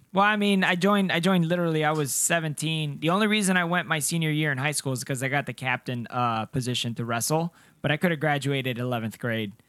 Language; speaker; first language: English; non-native, fluent; Spanish